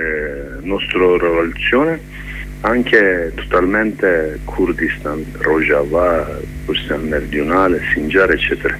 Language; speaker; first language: Italian; non-native, learner; Kurdish